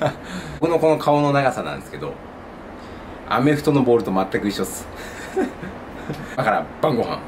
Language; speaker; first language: Japanese; native; Japanese